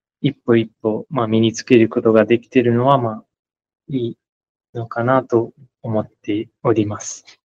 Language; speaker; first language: Japanese; non-native, fluent; Nepali